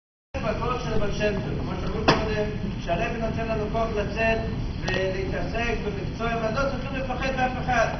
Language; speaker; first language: Hebrew; non-native, fluent; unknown